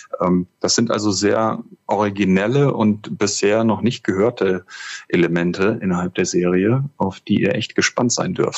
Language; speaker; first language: German; native; German